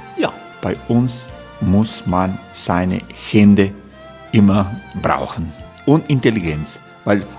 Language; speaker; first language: German; non-native, learner; Croatian